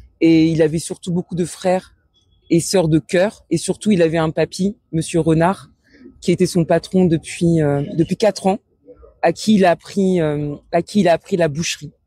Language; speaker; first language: French; early bilingual, other home language; Wolof